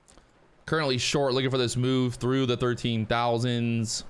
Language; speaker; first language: English; native; English